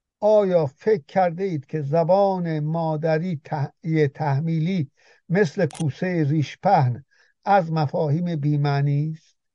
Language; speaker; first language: Persian; non-native, local second language; Azerbaijani